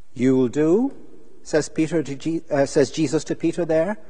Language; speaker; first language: English; native; English